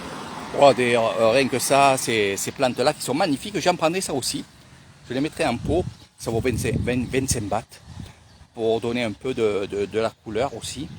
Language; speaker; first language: French; native; French